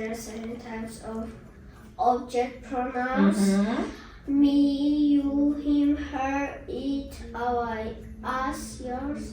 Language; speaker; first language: English; non-native, learner; Tajik